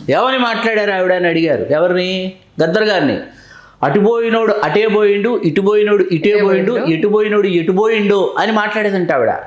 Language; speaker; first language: Telugu; native; Telugu